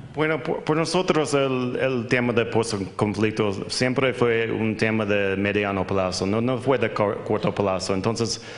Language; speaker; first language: Spanish; non-native, fluent; English